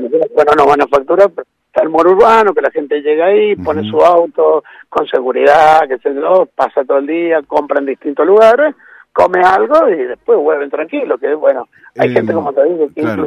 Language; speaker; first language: Spanish; native; Spanish